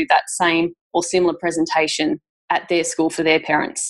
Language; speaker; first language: English; native; English